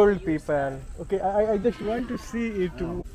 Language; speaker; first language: English; non-native, local second language; Hindi